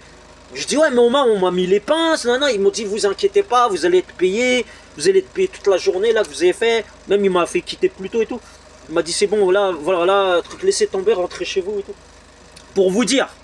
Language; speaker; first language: French; native; French